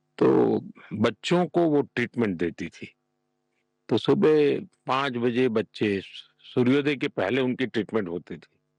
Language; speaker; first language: Hindi; non-native, local second language; Gujarati